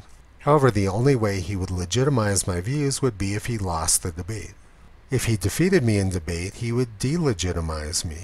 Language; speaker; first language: English; native; English